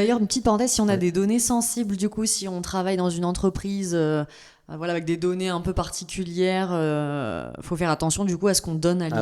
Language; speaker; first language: French; native; French